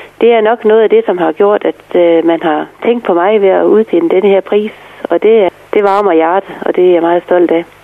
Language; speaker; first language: Danish; native; Danish